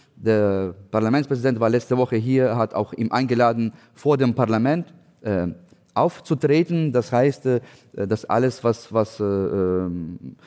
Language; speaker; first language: German; non-native, fluent; Ukrainian